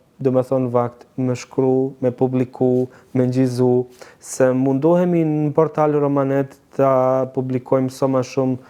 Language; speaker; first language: Albanian; non-native, local second language; Romany